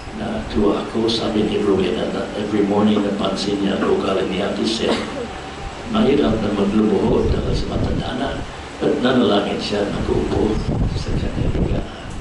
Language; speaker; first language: Filipino; non-native, fluent; English